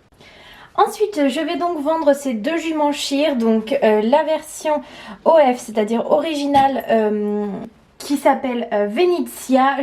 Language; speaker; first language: French; native; French